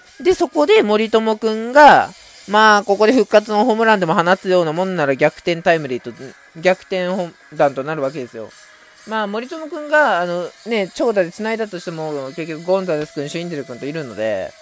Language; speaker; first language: Japanese; native; Japanese